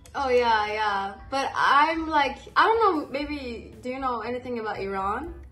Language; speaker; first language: English; non-native, fluent; Persian